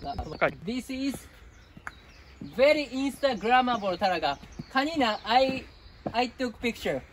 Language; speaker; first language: English; non-native, learner; Japanese